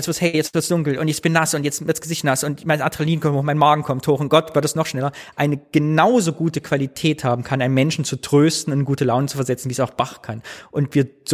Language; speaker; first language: German; native; German